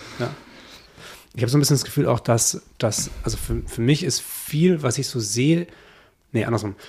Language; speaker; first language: German; native; German